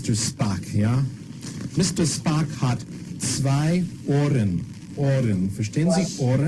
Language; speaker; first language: German; non-native, fluent; English